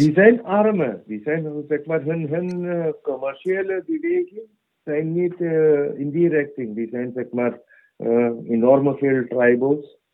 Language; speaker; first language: Dutch; non-native, fluent; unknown